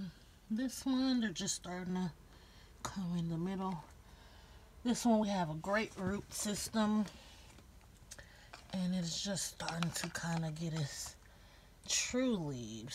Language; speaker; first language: English; native; English